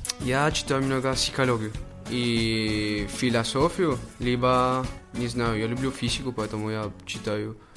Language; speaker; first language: Russian; non-native, learner; Spanish